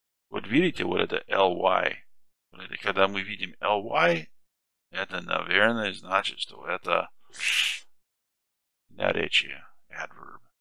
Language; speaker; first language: Russian; non-native, fluent; English